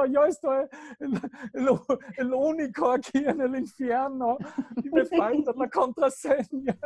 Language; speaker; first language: Spanish; non-native, fluent; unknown